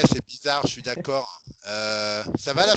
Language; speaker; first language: French; native; French